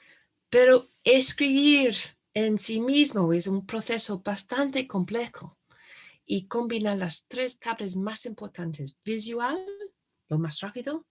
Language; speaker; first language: Spanish; non-native, fluent; English